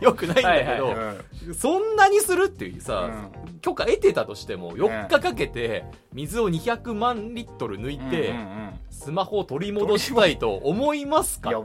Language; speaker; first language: Japanese; native; Japanese